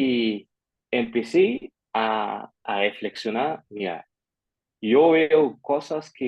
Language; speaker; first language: Spanish; non-native, fluent; German